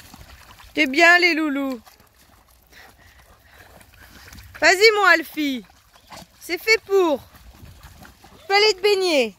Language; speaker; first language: French; native; French